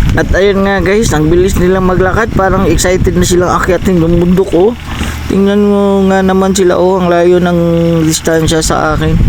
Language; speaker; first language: Filipino; non-native, local second language; Cebuano